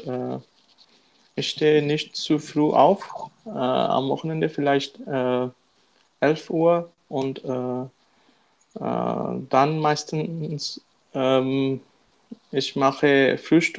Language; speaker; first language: German; non-native, learner; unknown